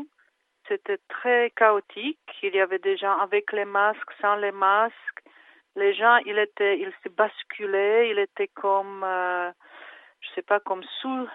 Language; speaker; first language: French; non-native, fluent; Czech